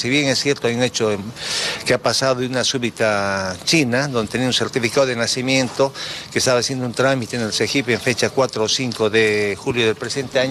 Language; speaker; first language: Spanish; native; Spanish